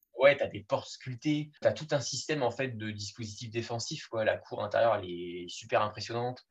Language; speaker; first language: French; native; French